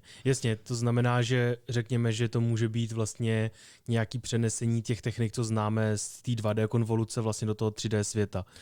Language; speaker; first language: Czech; native; Czech